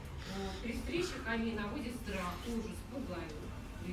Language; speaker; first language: Russian; native; Russian